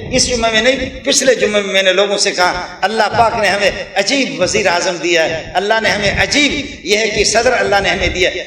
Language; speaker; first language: Urdu; non-native, local second language; Brahui